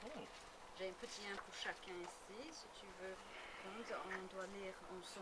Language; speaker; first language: French; non-native, learner; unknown